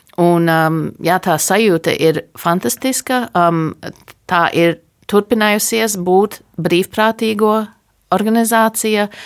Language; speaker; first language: Latvian; early bilingual, heritage; Latvian